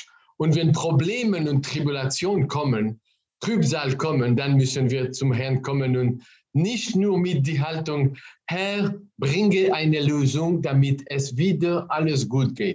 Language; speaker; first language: German; non-native, fluent; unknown